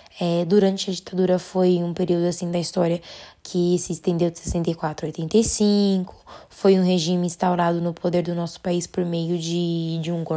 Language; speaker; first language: Portuguese; native; Portuguese